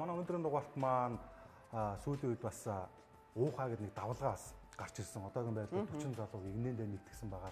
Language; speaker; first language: Mongolian; native; Mongolian